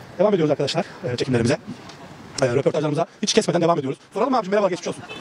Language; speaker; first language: Turkish; native; Turkish